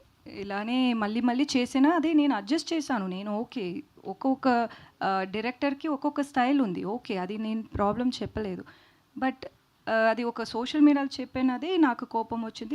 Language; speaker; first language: Telugu; non-native, learner; Tamil